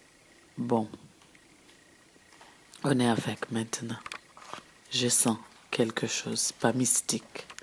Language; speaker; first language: French; non-native, fluent; Portuguese